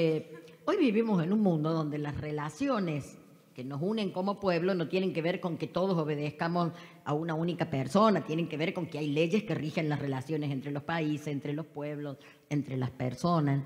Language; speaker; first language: Spanish; native; Spanish